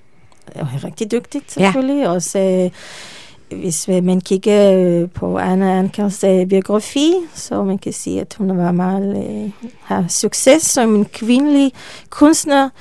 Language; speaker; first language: Danish; non-native, learner; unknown